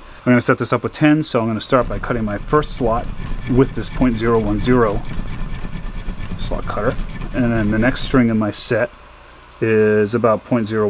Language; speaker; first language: English; native; English